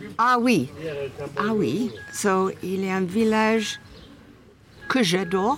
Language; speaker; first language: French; non-native, learner; English